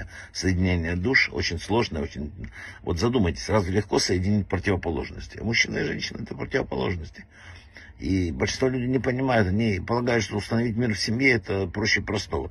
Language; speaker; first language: Russian; native; Russian